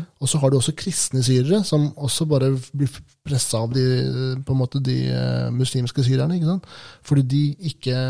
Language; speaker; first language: Norwegian; early bilingual, other home language; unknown